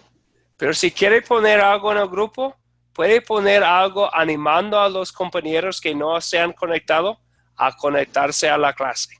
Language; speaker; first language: Spanish; non-native, fluent; English